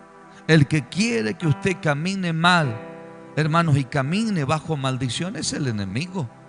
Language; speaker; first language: Spanish; native; Spanish